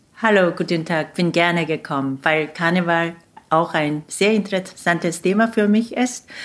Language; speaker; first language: German; non-native, fluent; Korean